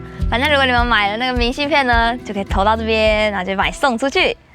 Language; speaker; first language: Chinese; native; Chinese